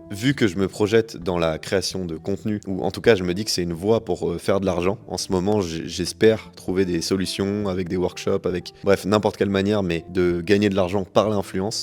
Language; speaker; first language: French; native; French